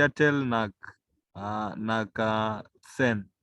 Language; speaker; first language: German; non-native, learner; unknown